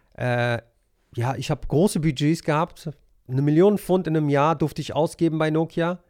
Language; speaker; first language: German; early bilingual, other home language; Polish